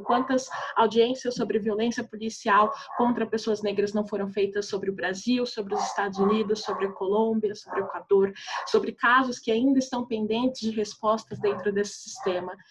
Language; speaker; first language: Portuguese; native; Portuguese